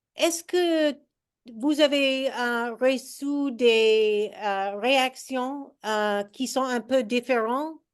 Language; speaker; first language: French; non-native, learner; English